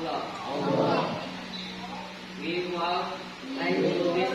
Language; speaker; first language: English; non-native, learner; Indonesian